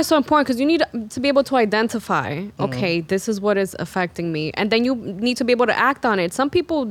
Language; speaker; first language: English; native; English